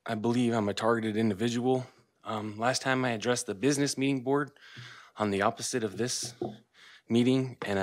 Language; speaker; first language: English; early bilingual, other home language; Spanish